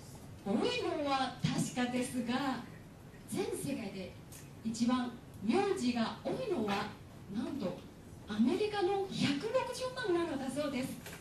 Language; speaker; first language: Japanese; non-native, fluent; Chinese